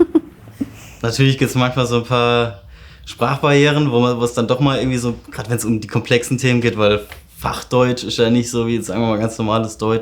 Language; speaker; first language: German; native; German